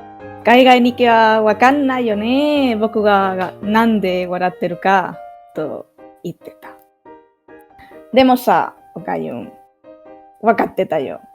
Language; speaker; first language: Japanese; non-native, fluent; English